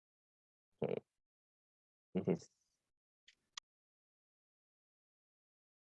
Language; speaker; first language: English; non-native, learner; Indonesian